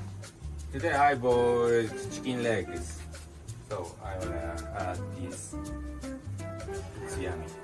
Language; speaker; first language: English; non-native, learner; Japanese